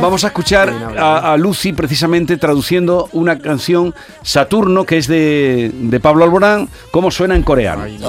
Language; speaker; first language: Spanish; native; Spanish